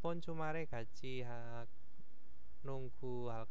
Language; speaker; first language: Korean; non-native, fluent; Indonesian